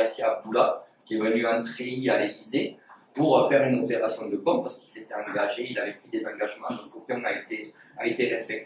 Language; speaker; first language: French; native; French